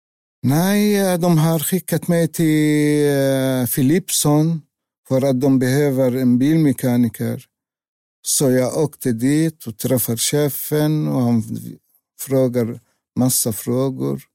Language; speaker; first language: Swedish; non-native, learner; Arabic